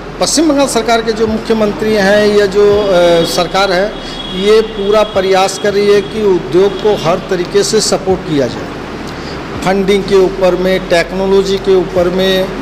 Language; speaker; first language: Hindi; native; Hindi